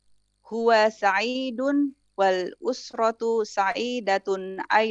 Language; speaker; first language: Arabic; non-native, learner; Indonesian